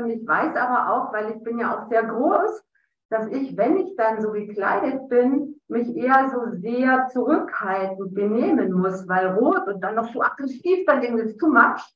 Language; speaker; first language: German; native; German